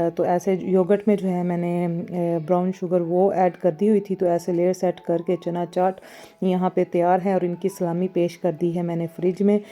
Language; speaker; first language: Urdu; non-native, local second language; Punjabi